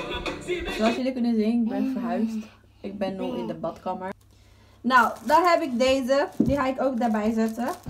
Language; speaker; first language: Dutch; early bilingual, other home language; Portuguese